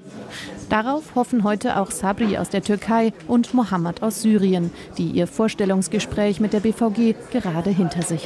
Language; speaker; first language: German; native; German